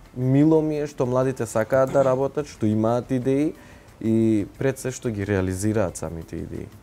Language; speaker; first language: Macedonian; non-native, local second language; Turkish